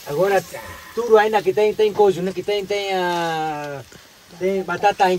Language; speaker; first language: Portuguese; non-native, learner; Vietnamese